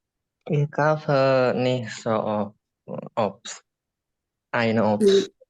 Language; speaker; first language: German; non-native, learner; Indonesian